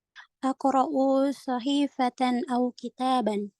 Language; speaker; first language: Arabic; non-native, learner; Indonesian